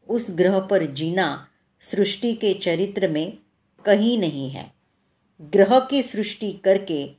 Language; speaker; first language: Hindi; non-native, local second language; Marathi